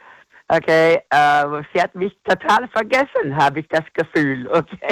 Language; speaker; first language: German; non-native, fluent; English